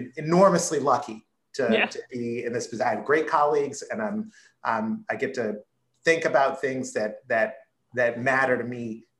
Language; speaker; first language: English; native; English